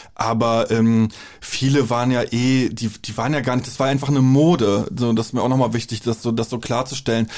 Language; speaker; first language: German; native; German